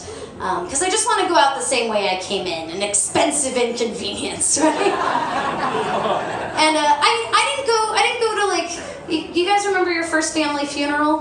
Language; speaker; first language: English; native; English